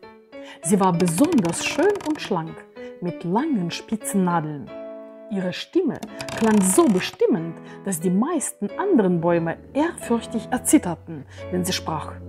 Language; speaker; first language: German; native; German